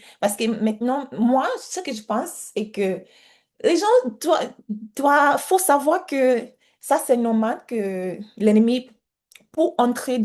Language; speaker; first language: French; non-native, learner; English